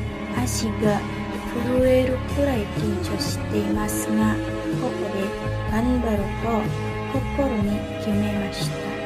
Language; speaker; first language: Japanese; non-native, learner; Indonesian